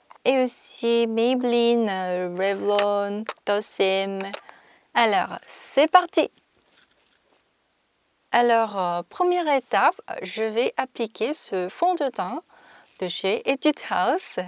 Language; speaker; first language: French; non-native, fluent; Korean